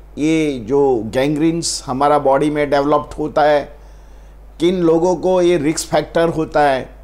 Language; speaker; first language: Hindi; non-native, local second language; Gujarati